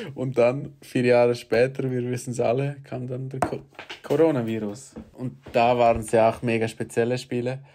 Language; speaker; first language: German; native; German